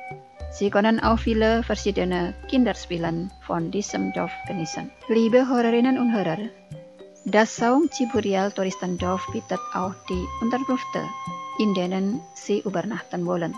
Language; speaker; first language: German; non-native, fluent; Indonesian